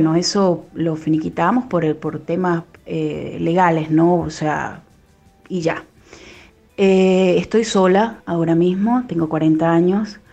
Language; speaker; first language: Spanish; native; Spanish